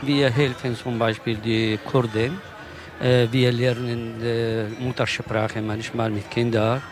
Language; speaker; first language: German; non-native, learner; Kurdish